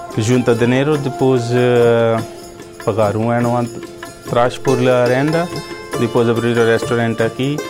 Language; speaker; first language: Portuguese; non-native, learner; Punjabi